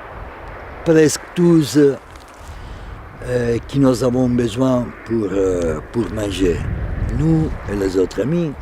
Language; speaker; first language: French; non-native, fluent; Italian